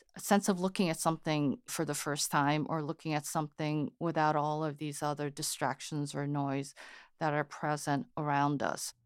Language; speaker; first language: English; non-native, fluent; Korean